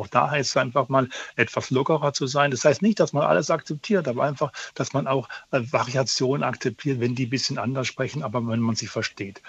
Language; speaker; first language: German; native; German